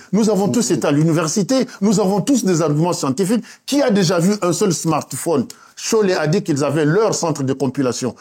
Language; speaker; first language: French; non-native, local second language; Luba-Lulua